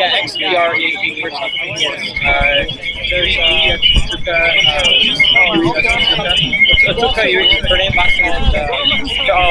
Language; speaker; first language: English; non-native, learner; Japanese